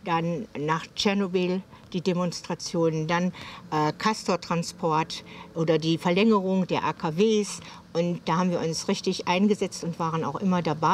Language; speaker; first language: German; native; German